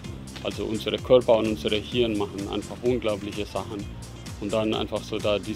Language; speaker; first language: German; non-native, fluent; Spanish